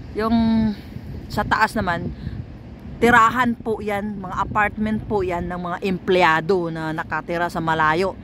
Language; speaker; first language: Filipino; non-native, local second language; Cebuano